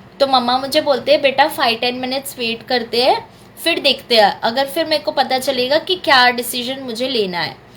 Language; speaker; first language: Hindi; native; Hindi